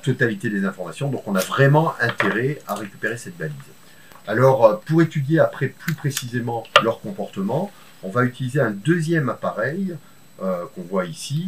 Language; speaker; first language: French; native; French